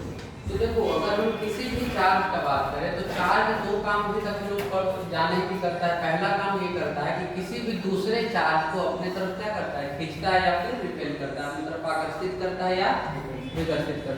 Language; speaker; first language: Hindi; native; Hindi